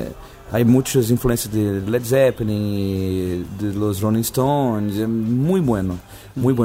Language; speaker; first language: Spanish; non-native, fluent; Portuguese